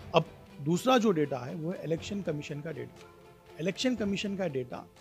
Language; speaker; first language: Hindi; non-native, local second language; Urdu